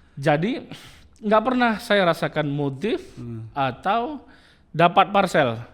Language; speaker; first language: Indonesian; native; Indonesian